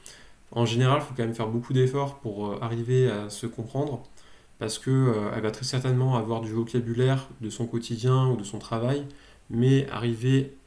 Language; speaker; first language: French; native; French